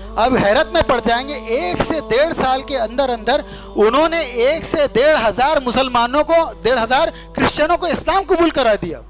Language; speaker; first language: Urdu; native; Urdu